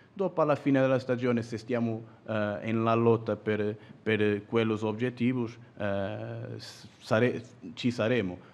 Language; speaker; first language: Italian; non-native, fluent; Portuguese